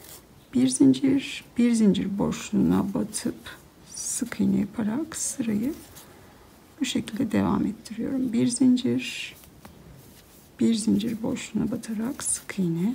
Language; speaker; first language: Turkish; native; Turkish